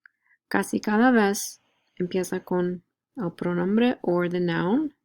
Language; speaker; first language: Spanish; non-native, learner; English